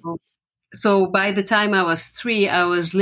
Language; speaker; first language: English; non-native, fluent; Arabic